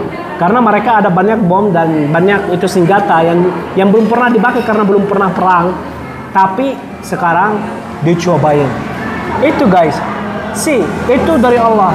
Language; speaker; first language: Indonesian; non-native, fluent; Arabic